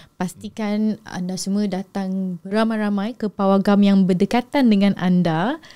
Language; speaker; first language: Malay; native; Malay